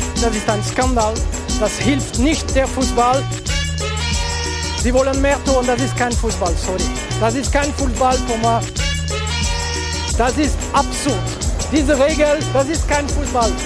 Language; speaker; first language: German; non-native, fluent; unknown